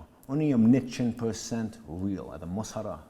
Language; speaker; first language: Albanian; early bilingual, heritage; English